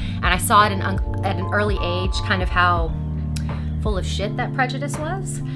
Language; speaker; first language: English; native; English